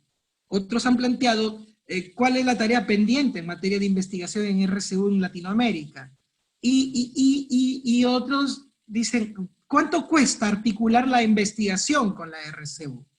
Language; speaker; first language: Spanish; native; Spanish